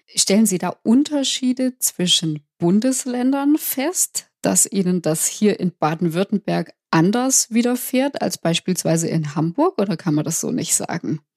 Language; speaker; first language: German; native; German